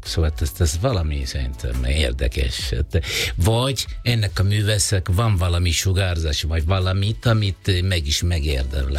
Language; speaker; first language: Hungarian; non-native, fluent; Italian